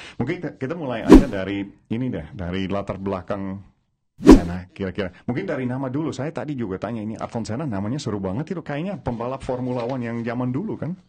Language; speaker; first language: Indonesian; non-native, fluent; Dutch